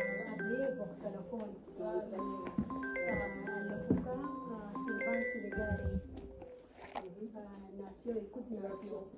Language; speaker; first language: French; non-native, learner; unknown